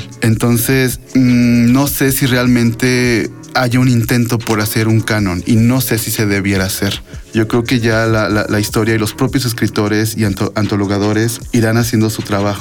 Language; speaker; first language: Spanish; native; Spanish